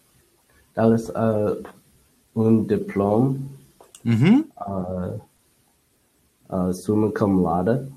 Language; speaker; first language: French; non-native, learner; English